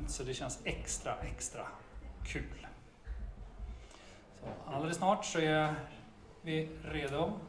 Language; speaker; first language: Swedish; native; Swedish